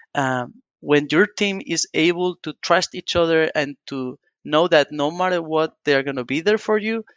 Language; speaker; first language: English; non-native, fluent; Spanish